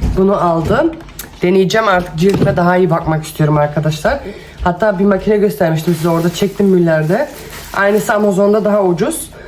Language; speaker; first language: Turkish; early bilingual, heritage; Turkish